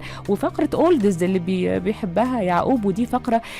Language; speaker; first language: Arabic; native; Arabic